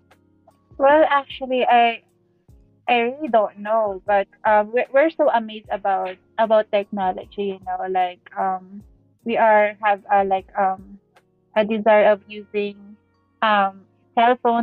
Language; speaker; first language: English; non-native, local second language; Filipino